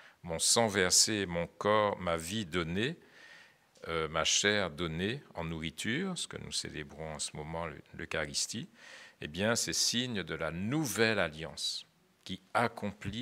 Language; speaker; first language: French; native; French